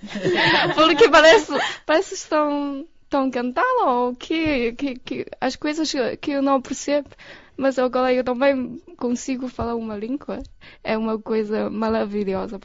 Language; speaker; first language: Portuguese; non-native, learner; Chinese